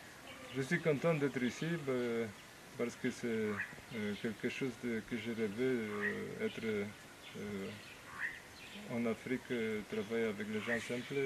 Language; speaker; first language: French; non-native, fluent; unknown